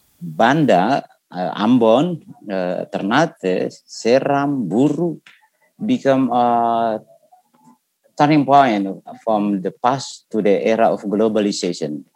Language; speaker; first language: English; non-native, learner; Indonesian